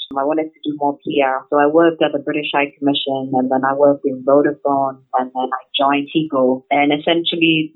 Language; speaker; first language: English; non-native, local second language; Akan